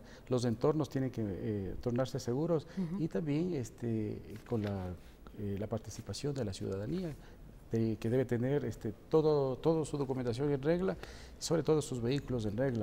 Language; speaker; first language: Spanish; native; Spanish